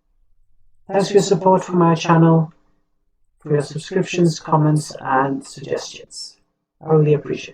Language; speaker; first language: English; non-native, fluent; Norwegian